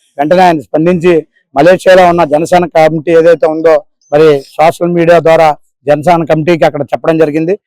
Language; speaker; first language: Telugu; native; Telugu